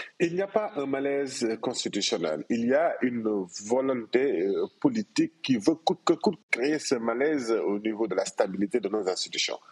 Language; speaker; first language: French; non-native, local second language; Wolof